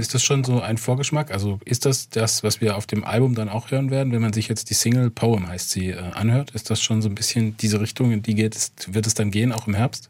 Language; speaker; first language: German; native; German